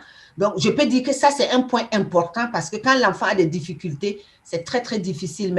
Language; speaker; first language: French; non-native, local second language; Mossi